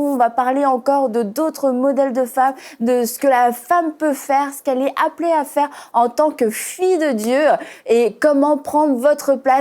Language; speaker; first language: French; native; French